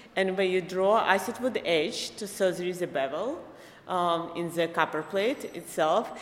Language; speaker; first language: English; non-native, fluent; Belarusian